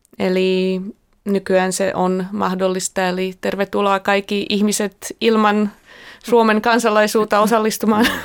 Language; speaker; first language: Finnish; non-native, fluent; Slovak